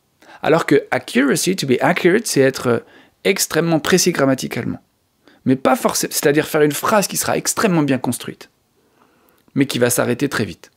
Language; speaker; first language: French; native; French